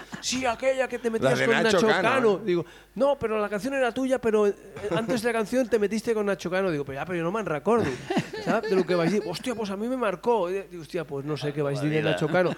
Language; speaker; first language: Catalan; non-native, local second language; Spanish